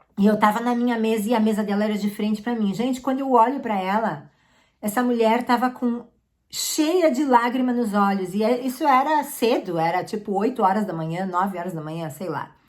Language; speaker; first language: Portuguese; native; Portuguese